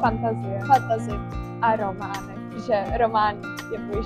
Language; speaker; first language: Czech; early bilingual, heritage; Czech